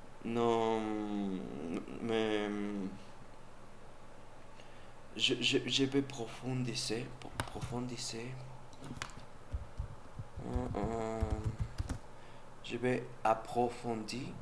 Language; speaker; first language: French; non-native, learner; Spanish